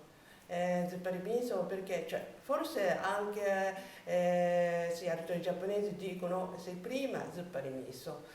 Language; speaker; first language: Italian; non-native, learner; Japanese